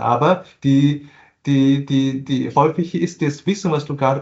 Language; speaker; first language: German; non-native, fluent; Chinese